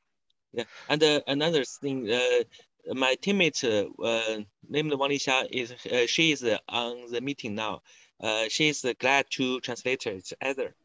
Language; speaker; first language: English; non-native, learner; Chinese